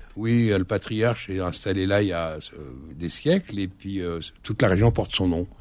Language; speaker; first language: French; early bilingual, other home language; Arabic